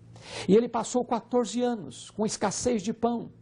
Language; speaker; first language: Portuguese; native; Portuguese